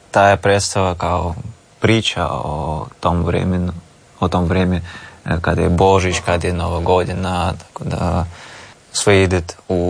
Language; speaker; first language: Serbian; non-native, learner; Russian